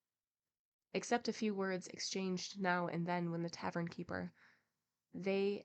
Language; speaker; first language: English; native; English